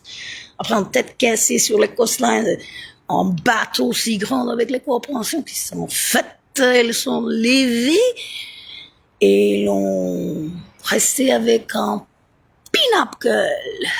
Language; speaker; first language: French; non-native, learner; Italian